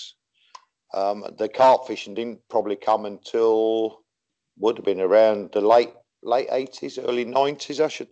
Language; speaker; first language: English; native; English